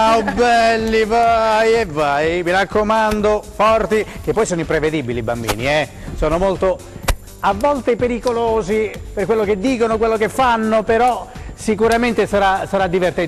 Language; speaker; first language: Italian; native; Italian